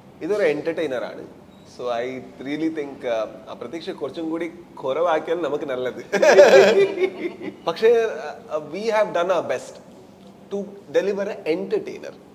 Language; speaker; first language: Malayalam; non-native, learner; Kannada